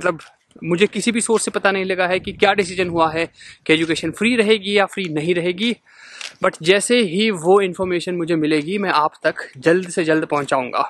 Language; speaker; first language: Hindi; native; Hindi